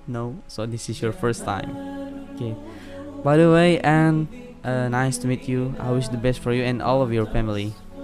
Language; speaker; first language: English; non-native, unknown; Indonesian